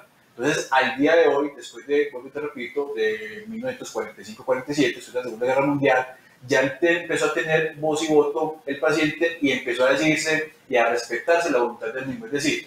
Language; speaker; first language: Spanish; native; Spanish